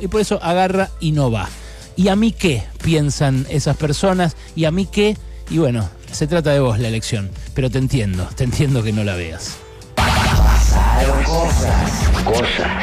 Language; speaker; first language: Spanish; native; Spanish